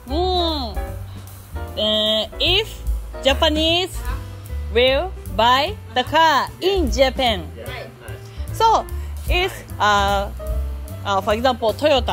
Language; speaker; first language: English; non-native, learner; Thai